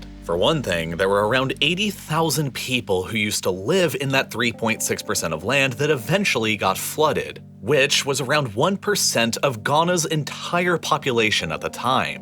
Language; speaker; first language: English; native; English